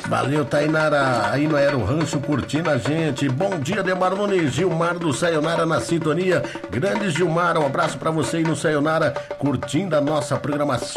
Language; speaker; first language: Portuguese; native; Portuguese